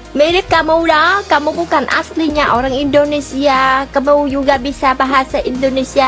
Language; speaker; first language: Indonesian; non-native, learner; Vietnamese